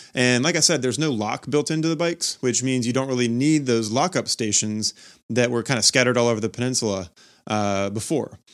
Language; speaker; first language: English; native; English